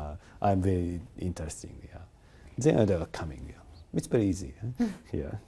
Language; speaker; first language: English; non-native, learner; Japanese